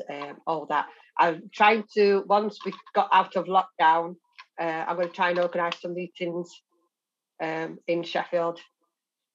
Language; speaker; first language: English; native; English